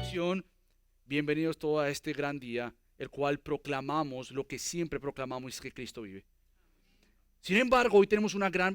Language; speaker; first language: Spanish; native; Spanish